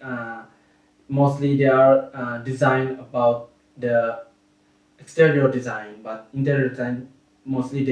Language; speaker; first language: English; non-native, learner; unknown